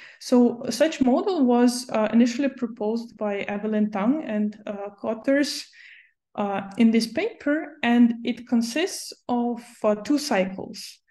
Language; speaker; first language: English; non-native, fluent; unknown